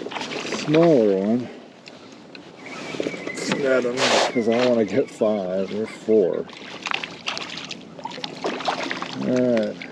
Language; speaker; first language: English; native; English